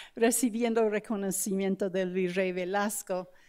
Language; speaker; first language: Spanish; non-native, fluent; English